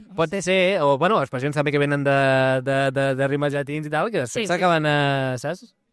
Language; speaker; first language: Catalan; non-native, local second language; Spanish